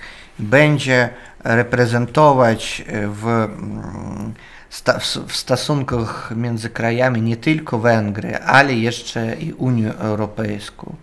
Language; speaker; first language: Polish; non-native, learner; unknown